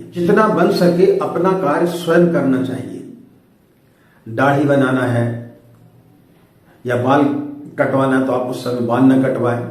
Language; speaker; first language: Hindi; native; Hindi